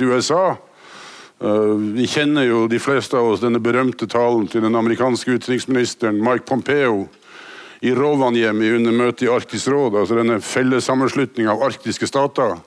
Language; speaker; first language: Norwegian; native; Norwegian